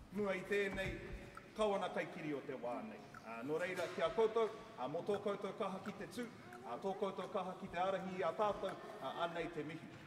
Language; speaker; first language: Māori; native; Māori